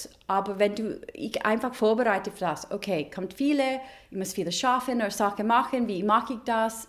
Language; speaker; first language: German; non-native, fluent; English